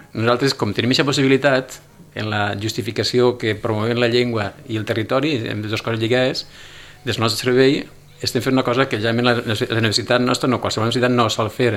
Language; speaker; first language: Catalan; native; Catalan